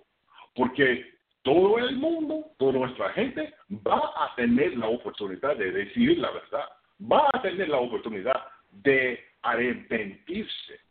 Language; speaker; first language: Spanish; non-native, fluent; English